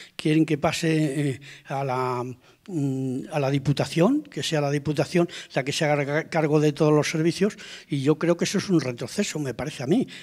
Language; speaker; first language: Spanish; native; Spanish